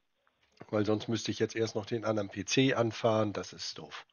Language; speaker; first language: German; native; German